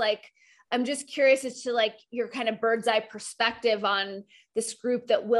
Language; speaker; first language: English; native; English